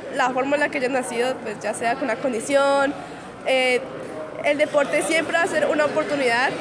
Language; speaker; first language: Spanish; native; Spanish